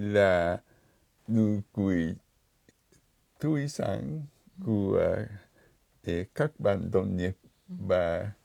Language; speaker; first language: Vietnamese; non-native, fluent; Japanese